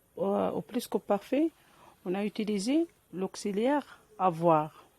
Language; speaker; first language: French; non-native, local second language; Arabic